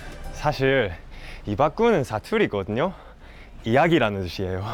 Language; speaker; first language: Korean; non-native, fluent; English